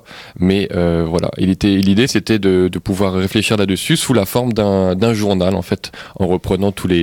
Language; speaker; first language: French; native; French